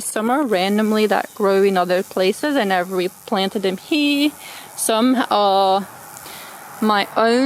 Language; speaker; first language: English; non-native, fluent; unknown